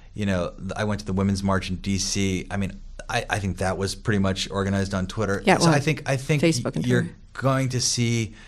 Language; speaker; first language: English; native; English